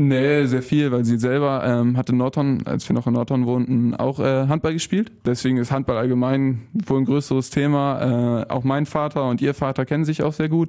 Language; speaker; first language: German; native; German